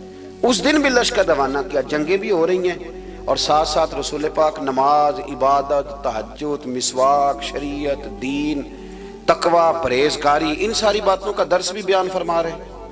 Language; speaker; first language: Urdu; non-native, local second language; Punjabi